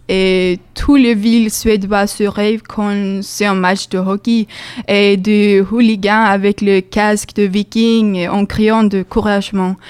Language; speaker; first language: French; non-native, learner; Swedish